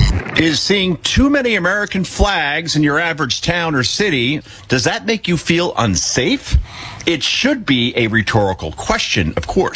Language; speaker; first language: English; native; English